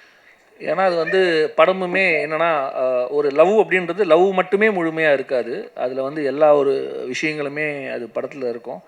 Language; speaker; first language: Tamil; native; Tamil